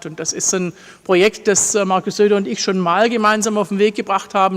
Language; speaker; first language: German; native; German